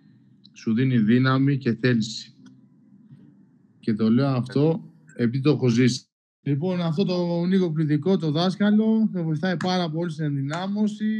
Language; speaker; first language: Greek; non-native, local second language; Albanian